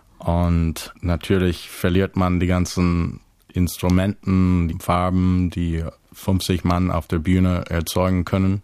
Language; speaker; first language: German; non-native, fluent; English